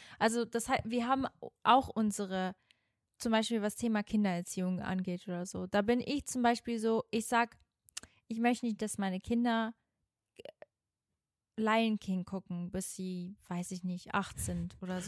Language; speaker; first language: German; native; German